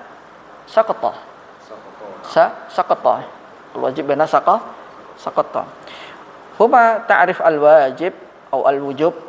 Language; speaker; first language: Arabic; non-native, fluent; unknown